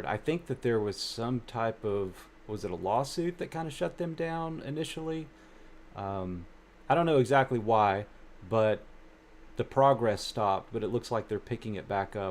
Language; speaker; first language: English; native; English